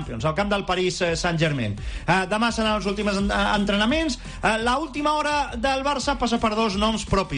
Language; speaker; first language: Catalan; native; Catalan